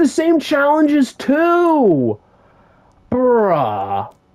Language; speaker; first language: English; native; English